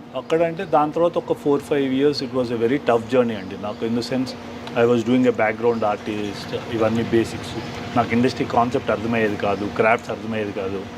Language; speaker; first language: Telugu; native; Telugu